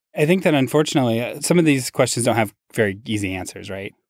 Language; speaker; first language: English; native; English